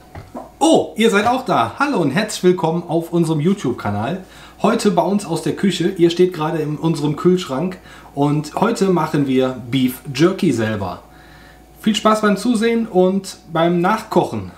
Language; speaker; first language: German; native; German